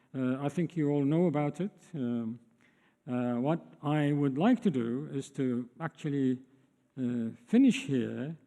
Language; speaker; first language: English; non-native, fluent; Arabic